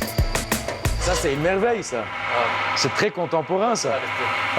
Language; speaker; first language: French; non-native, local second language; Arabic